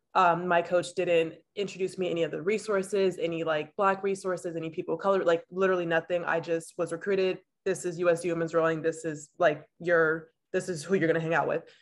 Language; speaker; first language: English; native; English